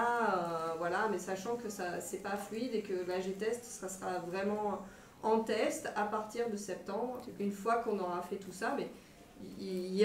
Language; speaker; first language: French; native; French